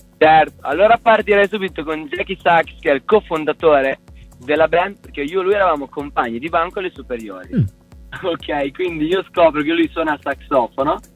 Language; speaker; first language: Italian; native; Italian